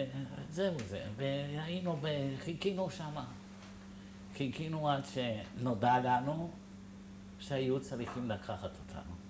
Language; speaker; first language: Hebrew; non-native, fluent; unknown